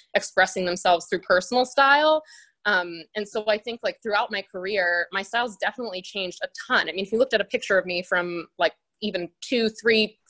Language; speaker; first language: English; native; English